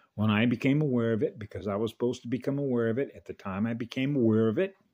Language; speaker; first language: English; native; English